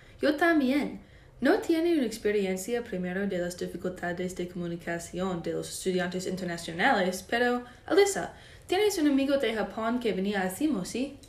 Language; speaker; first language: Spanish; non-native, learner; English